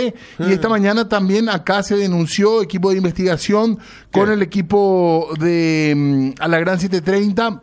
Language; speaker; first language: Spanish; native; Spanish